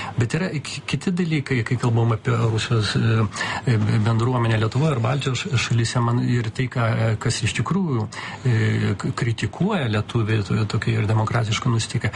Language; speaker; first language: Lithuanian; non-native, local second language; Russian